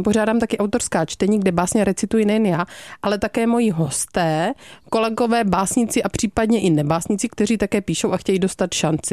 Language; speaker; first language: Czech; native; Czech